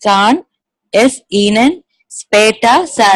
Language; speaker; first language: German; non-native, learner; Malayalam